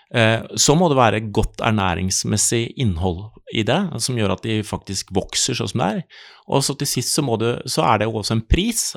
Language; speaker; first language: Norwegian; native; Norwegian